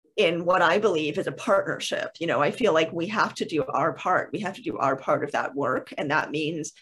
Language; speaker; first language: English; native; English